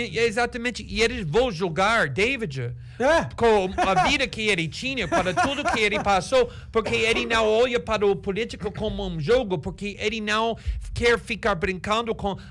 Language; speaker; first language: Portuguese; non-native, fluent; English